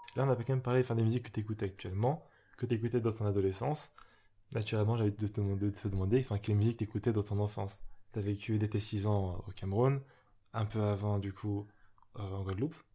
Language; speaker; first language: French; early bilingual, other home language; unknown